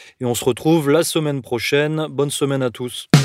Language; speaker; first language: French; native; French